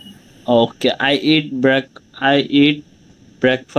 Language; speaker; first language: English; non-native, learner; Bangla